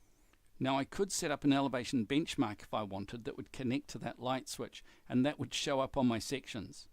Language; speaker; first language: English; native; English